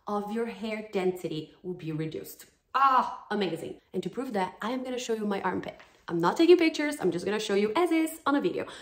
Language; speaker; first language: English; non-native, fluent; Portuguese